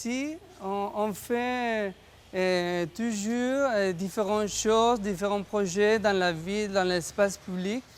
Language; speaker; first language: French; non-native, fluent; Spanish